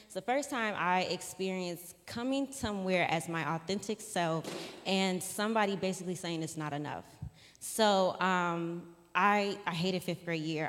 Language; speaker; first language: English; native; English